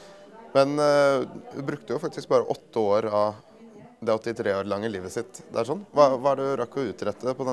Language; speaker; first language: Norwegian; native; Norwegian